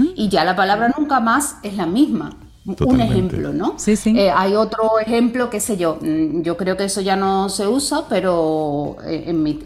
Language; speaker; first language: Spanish; native; Spanish